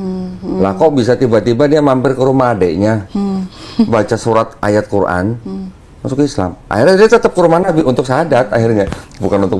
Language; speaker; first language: Indonesian; native; Indonesian